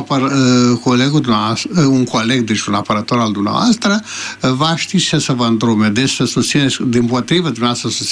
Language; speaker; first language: Romanian; native; Romanian